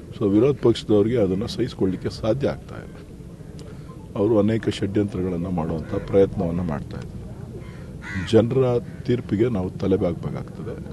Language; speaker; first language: Kannada; native; Kannada